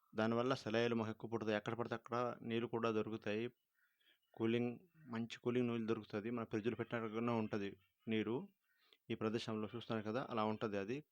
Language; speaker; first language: Telugu; non-native, local second language; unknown